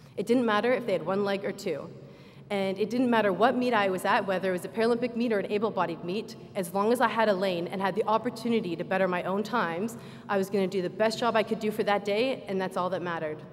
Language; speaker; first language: English; native; English